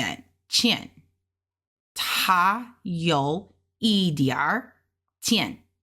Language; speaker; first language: Chinese; non-native, learner; English